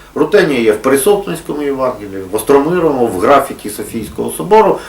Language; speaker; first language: Ukrainian; non-native, local second language; Russian